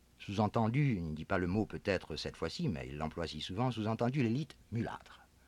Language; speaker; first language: French; native; French